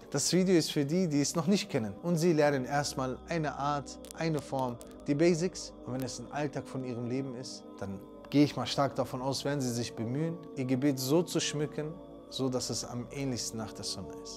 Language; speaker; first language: German; native; German